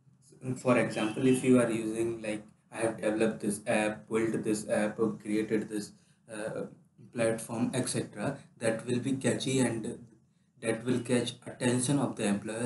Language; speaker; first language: English; non-native, local second language; Hindi